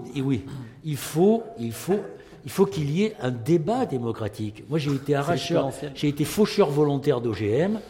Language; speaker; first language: French; native; French